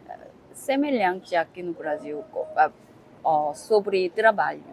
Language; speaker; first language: Portuguese; non-native, learner; Korean